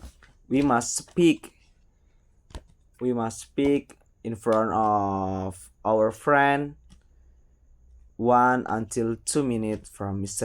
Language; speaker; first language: English; non-native, learner; Indonesian